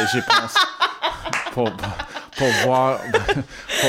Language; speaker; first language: French; non-native, learner; English